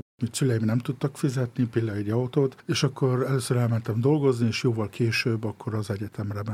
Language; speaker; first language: Hungarian; early bilingual, heritage; Hungarian